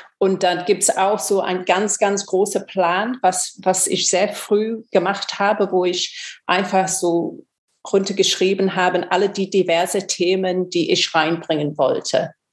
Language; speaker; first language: German; non-native, fluent; English